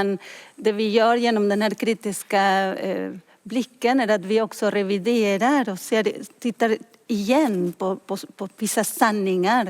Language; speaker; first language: Swedish; non-native, fluent; Spanish